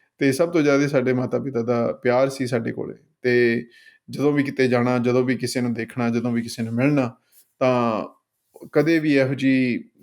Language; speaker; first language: Punjabi; early bilingual, heritage; Punjabi